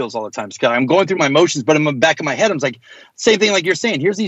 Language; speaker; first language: English; native; English